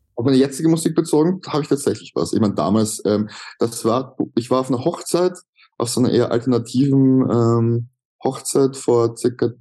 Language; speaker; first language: German; native; German